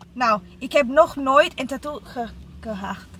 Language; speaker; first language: Dutch; non-native, learner; Italian